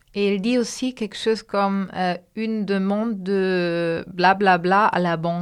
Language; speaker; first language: French; non-native, fluent; Spanish